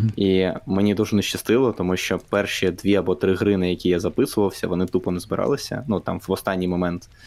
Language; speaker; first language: Ukrainian; non-native, local second language; Russian